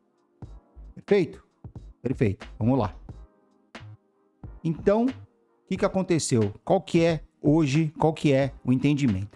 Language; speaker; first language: Portuguese; native; Portuguese